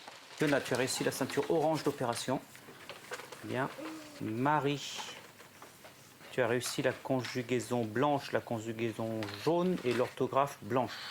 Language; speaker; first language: French; native; French